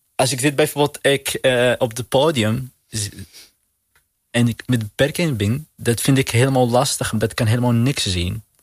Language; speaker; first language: Dutch; non-native, learner; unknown